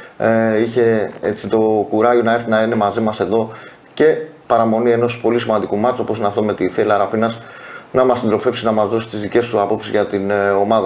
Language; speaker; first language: Greek; native; Greek